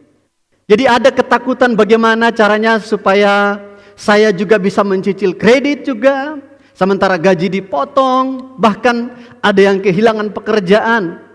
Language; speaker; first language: Indonesian; native; Indonesian